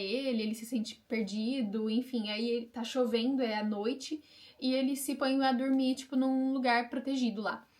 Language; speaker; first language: Portuguese; native; Portuguese